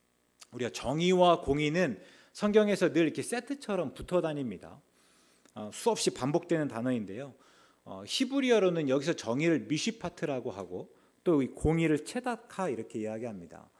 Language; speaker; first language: Korean; native; Korean